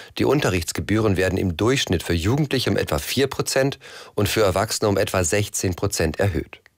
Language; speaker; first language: German; native; German